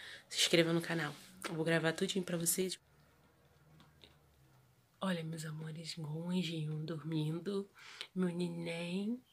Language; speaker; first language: Portuguese; native; Portuguese